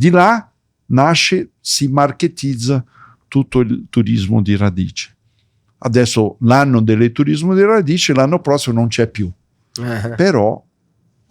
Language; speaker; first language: Italian; early bilingual, heritage; Portuguese